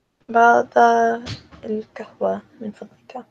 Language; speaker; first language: Arabic; non-native, learner; English